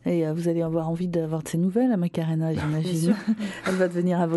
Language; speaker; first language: French; native; French